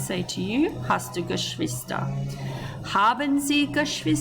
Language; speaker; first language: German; non-native, fluent; English